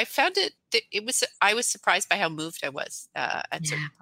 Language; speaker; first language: English; native; English